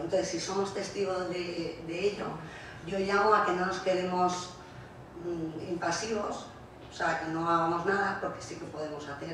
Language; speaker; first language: Spanish; native; Spanish